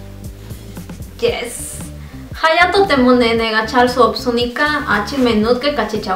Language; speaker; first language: Korean; non-native, learner; Spanish